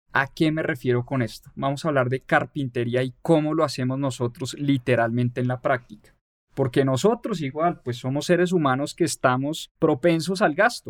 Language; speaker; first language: Spanish; native; Spanish